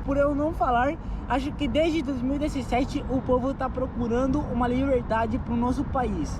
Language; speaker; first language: Portuguese; non-native, fluent; Spanish